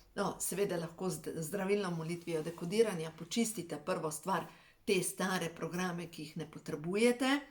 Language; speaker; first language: Slovenian; native; Slovenian